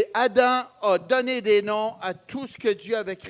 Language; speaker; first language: French; native; French